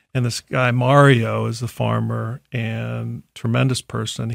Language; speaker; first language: English; native; English